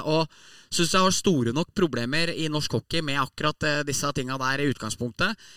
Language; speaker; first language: Norwegian; native; Norwegian